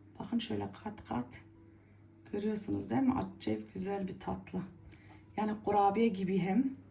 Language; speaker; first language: Turkish; native; Turkish